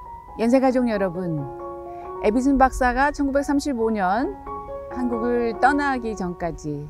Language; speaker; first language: Korean; native; Korean